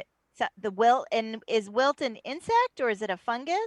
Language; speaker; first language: English; native; English